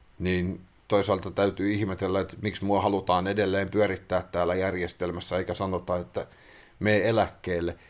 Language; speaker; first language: Finnish; native; Finnish